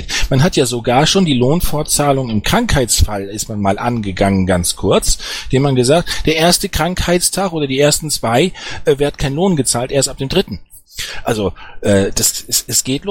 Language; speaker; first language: German; native; German